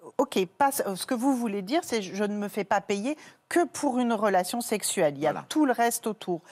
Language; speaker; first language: French; native; French